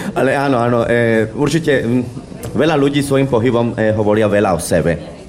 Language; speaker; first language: Slovak; non-native, fluent; Spanish